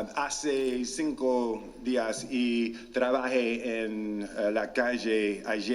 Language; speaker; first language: Spanish; non-native, learner; English